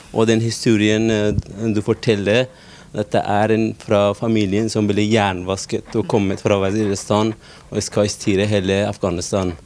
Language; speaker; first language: Norwegian; non-native, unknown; Persian